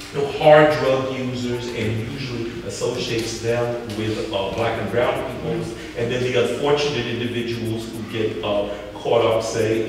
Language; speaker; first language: English; native; English